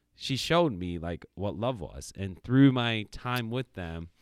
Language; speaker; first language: English; early bilingual, other home language; Japanese